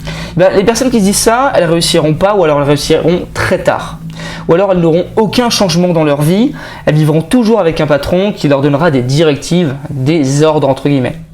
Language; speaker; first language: French; native; French